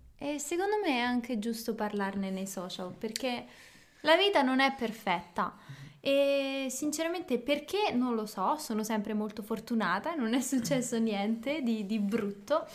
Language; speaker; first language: Italian; native; Italian